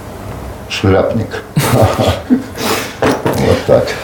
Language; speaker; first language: Russian; native; Russian